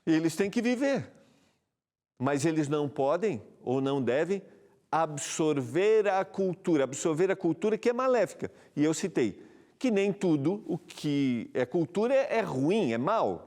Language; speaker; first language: Portuguese; native; Portuguese